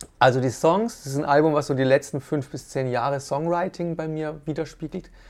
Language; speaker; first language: German; native; German